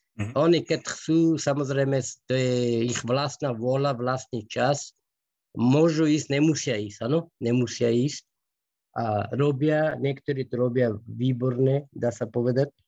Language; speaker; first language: Slovak; non-native, fluent; Persian